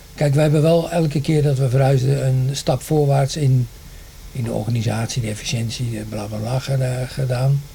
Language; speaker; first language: Dutch; native; Dutch